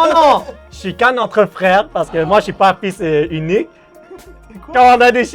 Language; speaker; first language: French; native; French